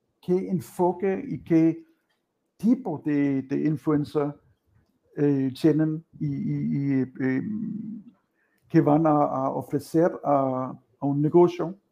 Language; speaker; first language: Spanish; non-native, fluent; Danish